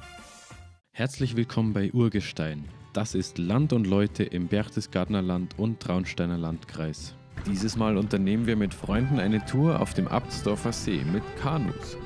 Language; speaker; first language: German; native; German